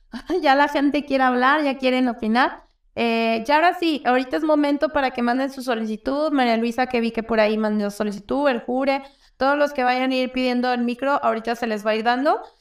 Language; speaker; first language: Spanish; native; Spanish